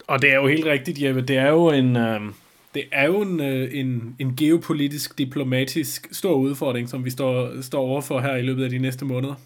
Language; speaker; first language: Danish; native; Danish